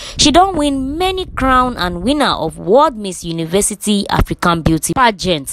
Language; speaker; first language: Nigerian Pidgin; non-native, local second language; Yoruba